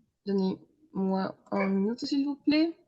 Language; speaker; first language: French; non-native, learner; Spanish